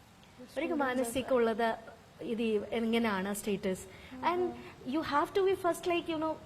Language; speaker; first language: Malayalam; non-native, local second language; Bangla